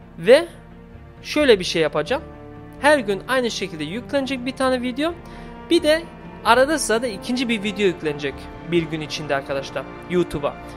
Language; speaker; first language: Turkish; early bilingual, heritage; Turkish